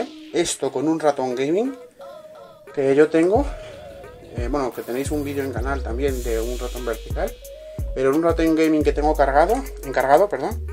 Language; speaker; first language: Spanish; native; Spanish